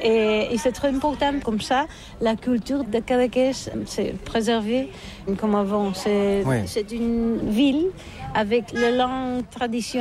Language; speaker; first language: French; non-native, learner; Catalan